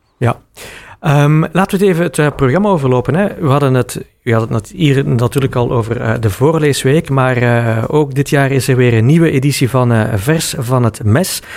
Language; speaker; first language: Dutch; native; Dutch